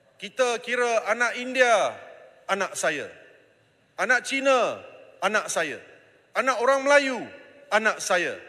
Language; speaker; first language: Malay; non-native, local second language; Tamil